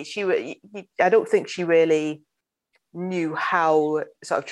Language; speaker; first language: English; native; English